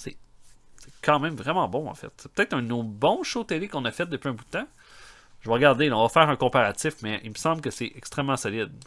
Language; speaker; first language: French; native; French